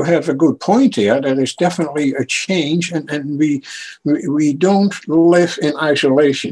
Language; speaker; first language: English; non-native, fluent; Dutch